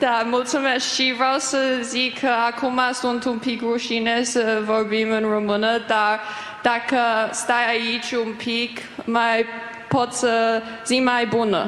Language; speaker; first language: Romanian; early bilingual, heritage; English